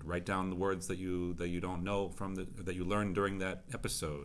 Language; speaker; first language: English; native; English